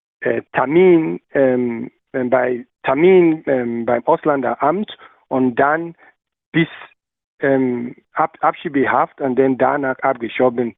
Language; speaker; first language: German; non-native, learner; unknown